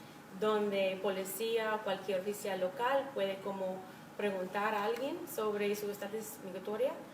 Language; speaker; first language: Spanish; non-native, fluent; English